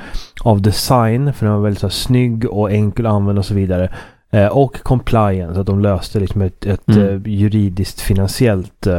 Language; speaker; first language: Swedish; native; Swedish